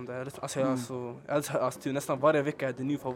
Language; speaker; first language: Swedish; early bilingual, other home language; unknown